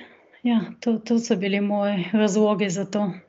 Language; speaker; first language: Slovenian; non-native, fluent; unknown